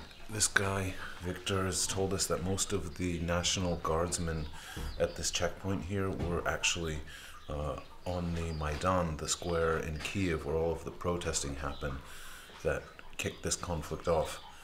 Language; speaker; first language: English; native; English